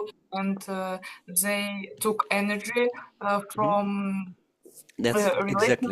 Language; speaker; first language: English; non-native, learner; Russian